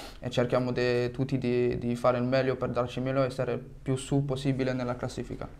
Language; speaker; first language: Italian; non-native, fluent; French